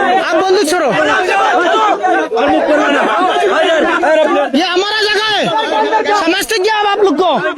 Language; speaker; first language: Hindi; non-native, local second language; Bangla